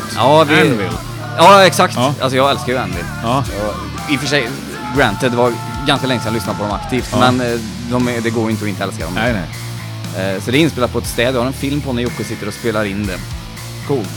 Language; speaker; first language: Swedish; native; Swedish